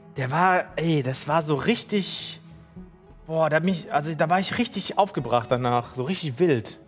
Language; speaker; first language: German; early bilingual, other home language; Italian